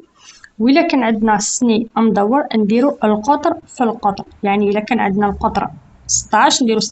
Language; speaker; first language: Arabic; native; Arabic